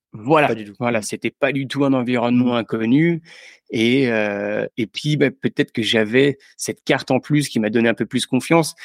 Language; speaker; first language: French; native; French